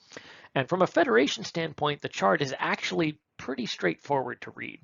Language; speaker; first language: English; native; English